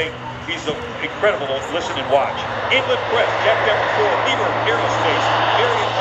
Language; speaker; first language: English; native; English